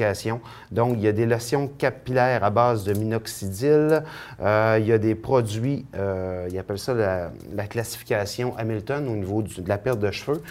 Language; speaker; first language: French; native; French